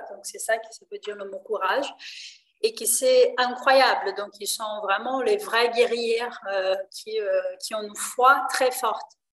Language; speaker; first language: French; non-native, fluent; Portuguese